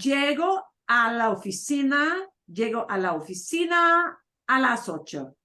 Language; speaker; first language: Spanish; non-native, fluent; English